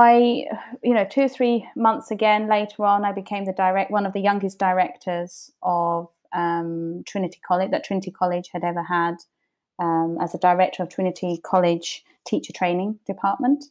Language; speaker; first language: English; early bilingual, other home language; Bosnian